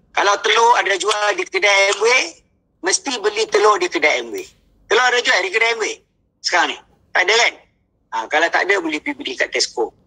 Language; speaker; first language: Malay; native; Malay